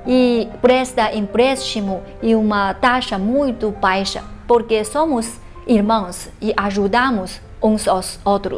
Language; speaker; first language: Portuguese; non-native, fluent; Chinese